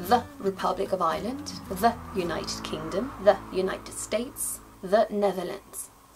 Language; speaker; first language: English; non-native, fluent; French